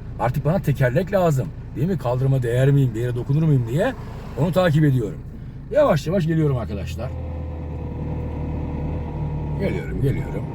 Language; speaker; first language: Turkish; native; Turkish